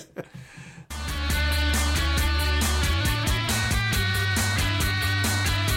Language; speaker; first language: English; native; English